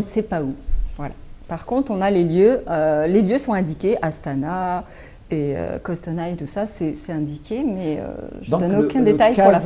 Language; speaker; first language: French; native; French